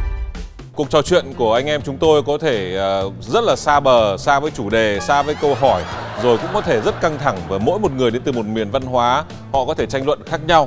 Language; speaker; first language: Vietnamese; native; Vietnamese